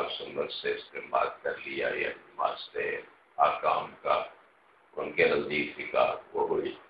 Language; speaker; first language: Urdu; non-native, local second language; Punjabi